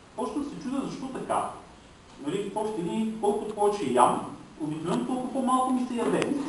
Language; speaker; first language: Bulgarian; non-native, local second language; Romanian